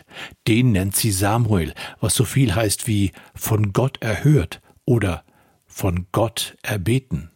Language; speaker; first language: German; native; German